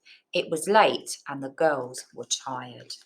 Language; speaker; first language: English; native; English